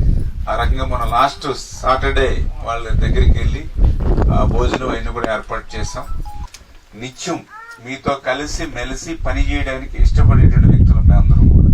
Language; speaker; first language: Telugu; native; Telugu